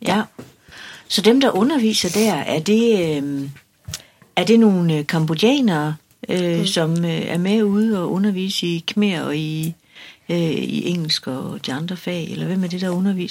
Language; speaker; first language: Danish; native; Danish